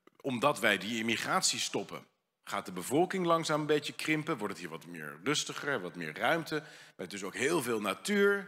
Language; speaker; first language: Dutch; native; Dutch